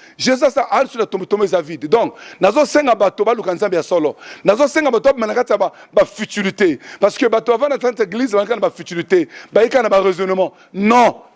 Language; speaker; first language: Lingala; native; Lingala